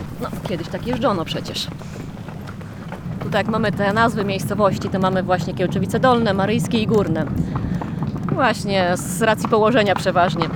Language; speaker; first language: Polish; native; Polish